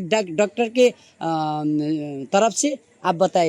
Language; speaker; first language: Hindi; non-native, learner; Nepali